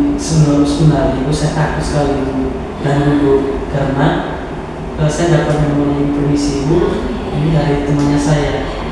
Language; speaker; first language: Indonesian; non-native, local second language; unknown